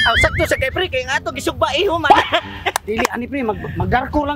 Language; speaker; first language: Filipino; non-native, local second language; Cebuano